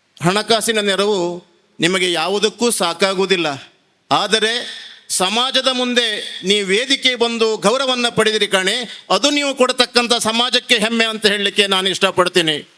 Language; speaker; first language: Kannada; native; Kannada